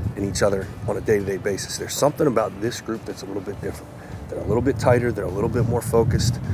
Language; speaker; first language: English; native; English